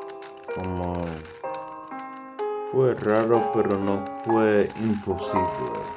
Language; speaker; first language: Spanish; non-native, learner; English